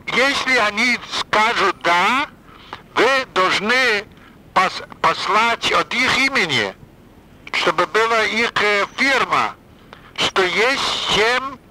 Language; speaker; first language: Russian; non-native, fluent; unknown